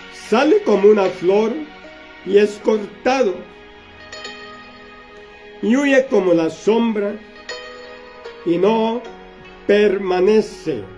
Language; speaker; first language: Spanish; native; Spanish